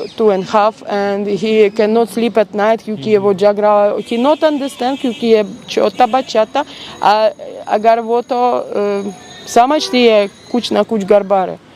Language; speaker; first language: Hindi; non-native, learner; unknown